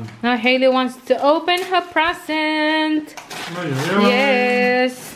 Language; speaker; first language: English; non-native, local second language; Filipino